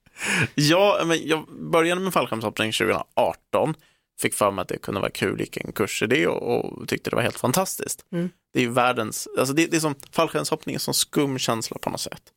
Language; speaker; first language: Swedish; native; Swedish